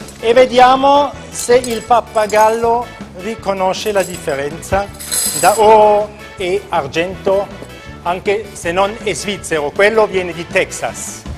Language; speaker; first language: Italian; non-native, local second language; German